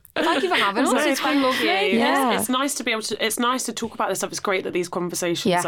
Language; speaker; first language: English; native; English